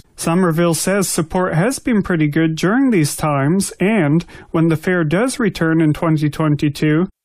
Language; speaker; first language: English; native; English